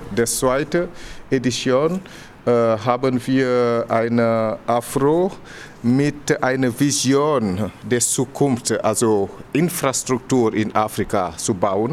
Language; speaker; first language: German; non-native, fluent; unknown